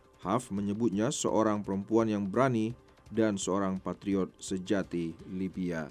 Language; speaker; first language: Indonesian; native; Indonesian